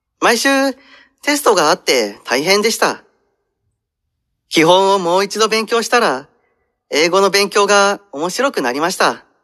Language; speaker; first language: Japanese; non-native, learner; Indonesian